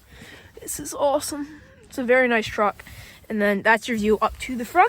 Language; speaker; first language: English; native; English